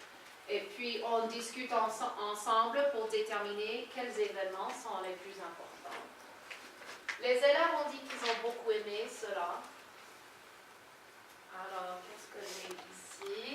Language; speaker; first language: French; non-native, fluent; English